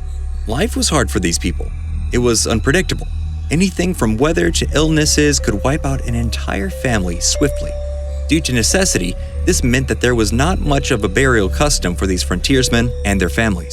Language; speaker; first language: English; native; English